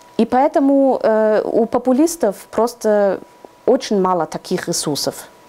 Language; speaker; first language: Russian; non-native, fluent; German